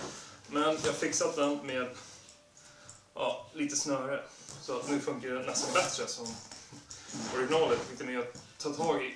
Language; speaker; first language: Swedish; non-native, local second language; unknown